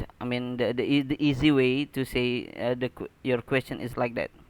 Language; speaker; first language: English; non-native, learner; Indonesian